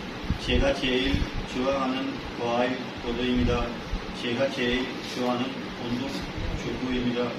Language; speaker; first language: Korean; non-native, learner; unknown